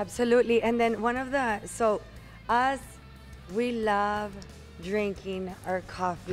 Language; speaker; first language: English; early bilingual, other home language; Spanish